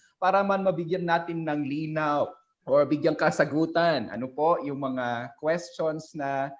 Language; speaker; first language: Filipino; non-native, local second language; Iloko